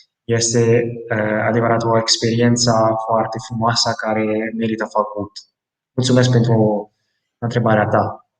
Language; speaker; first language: Romanian; non-native, fluent; Italian